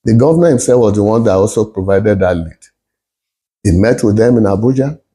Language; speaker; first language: English; non-native, local second language; Yoruba